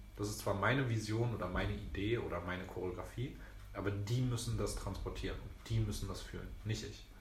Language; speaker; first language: German; early bilingual, other home language; Greek